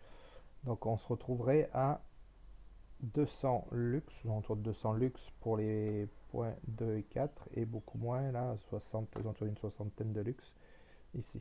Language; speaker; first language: French; native; French